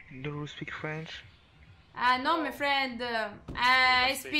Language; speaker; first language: English; non-native, learner; Italian